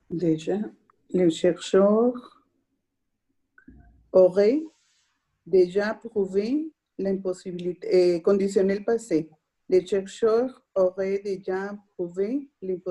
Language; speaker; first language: French; non-native, fluent; Spanish